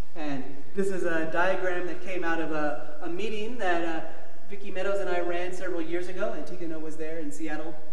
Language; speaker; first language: English; native; English